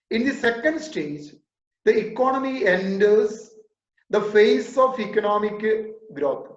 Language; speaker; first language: English; non-native, local second language; Malayalam